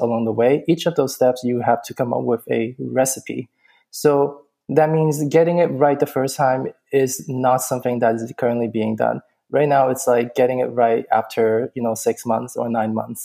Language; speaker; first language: English; native; English